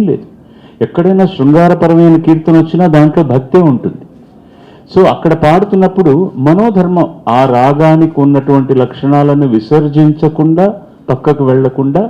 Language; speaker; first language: Telugu; native; Telugu